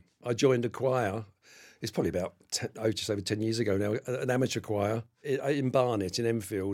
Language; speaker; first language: English; native; English